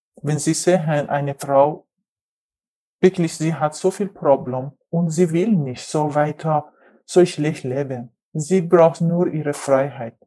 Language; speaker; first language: German; non-native, learner; Persian